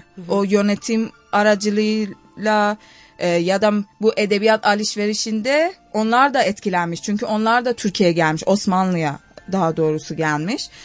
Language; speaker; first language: Turkish; non-native, fluent; Persian